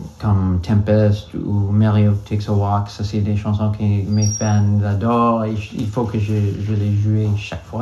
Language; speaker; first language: French; non-native, learner; English